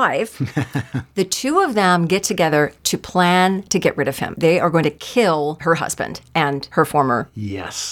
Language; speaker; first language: English; native; English